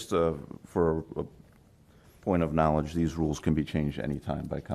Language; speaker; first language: English; native; English